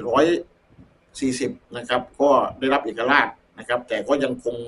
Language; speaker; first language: Thai; native; Thai